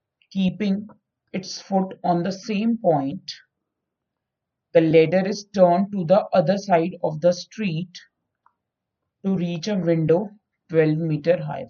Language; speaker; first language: English; non-native, local second language; Hindi